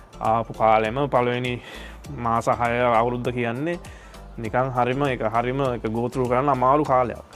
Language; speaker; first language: Sinhala; native; Sinhala